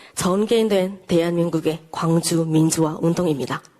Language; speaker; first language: Korean; non-native, fluent; Burmese